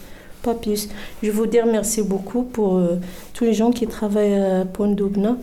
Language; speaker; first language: French; non-native, learner; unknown